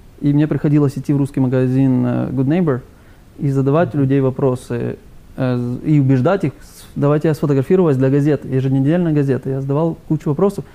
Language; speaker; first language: Russian; native; Russian